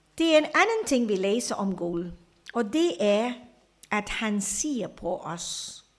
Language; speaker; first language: Danish; non-native, fluent; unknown